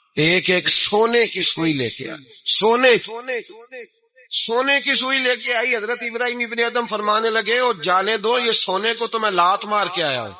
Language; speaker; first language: Urdu; non-native, local second language; Punjabi